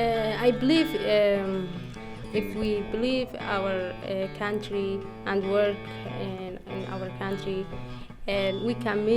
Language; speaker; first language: English; non-native, local second language; Somali